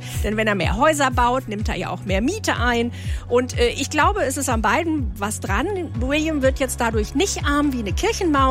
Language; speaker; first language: German; native; German